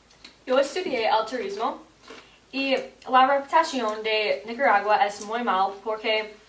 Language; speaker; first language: Spanish; non-native, learner; English